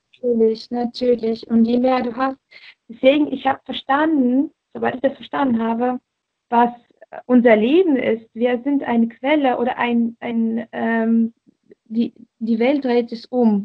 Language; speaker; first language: German; non-native, fluent; Ukrainian